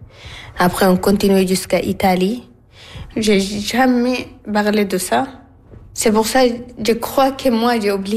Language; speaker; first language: French; non-native, learner; Arabic